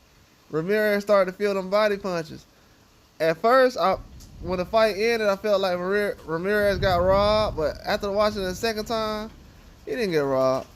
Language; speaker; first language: English; native; English